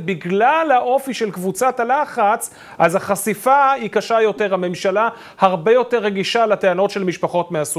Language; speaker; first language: Hebrew; native; Hebrew